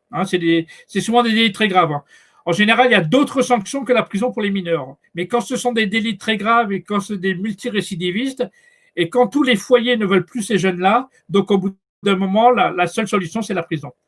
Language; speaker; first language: French; native; French